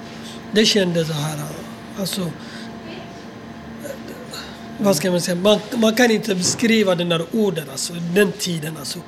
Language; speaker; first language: Swedish; non-native, fluent; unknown